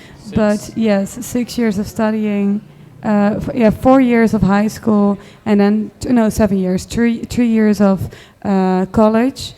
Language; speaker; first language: English; non-native, fluent; Dutch